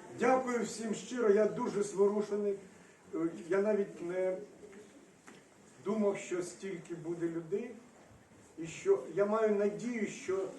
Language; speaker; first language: Ukrainian; non-native, local second language; Russian